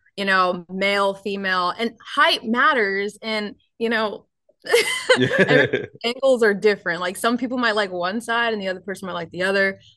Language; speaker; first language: English; native; English